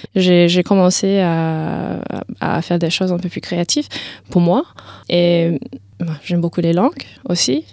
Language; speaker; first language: French; non-native, learner; English